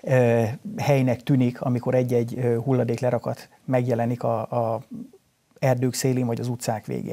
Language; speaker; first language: Hungarian; native; Hungarian